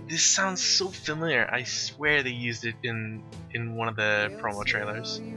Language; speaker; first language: English; native; English